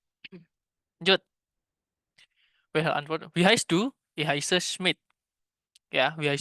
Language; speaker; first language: German; non-native, fluent; Indonesian